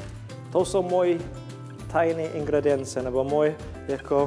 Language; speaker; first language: Czech; non-native, learner; English